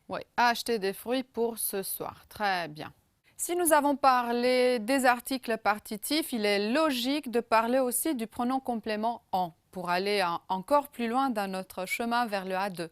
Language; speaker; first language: French; non-native, fluent; Romanian